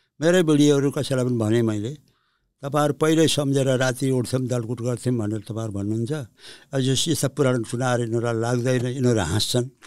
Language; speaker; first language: Nepali; early bilingual, heritage; Nepali